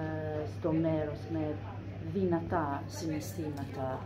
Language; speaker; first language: Greek; non-native, learner; English